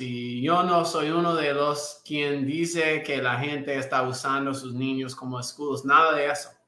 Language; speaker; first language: Spanish; non-native, fluent; English